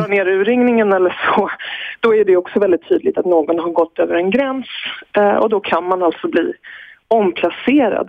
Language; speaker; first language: Swedish; native; Swedish